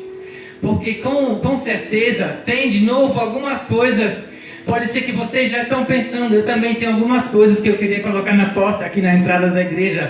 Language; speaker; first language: Portuguese; non-native, fluent; German